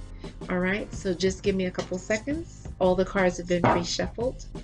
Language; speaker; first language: English; native; English